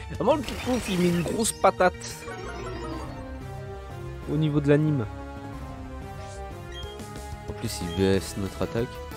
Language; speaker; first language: French; native; French